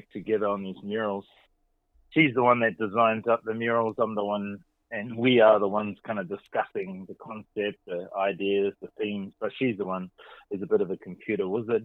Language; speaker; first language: English; native; English